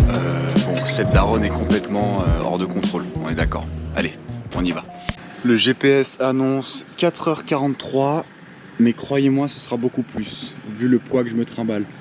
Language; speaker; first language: French; native; French